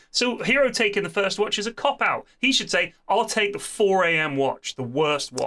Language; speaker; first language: English; native; English